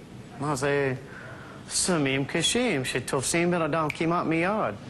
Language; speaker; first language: Hebrew; non-native, local second language; English